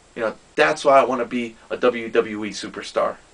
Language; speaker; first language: English; native; English